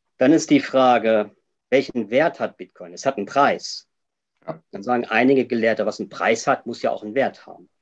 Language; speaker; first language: German; native; German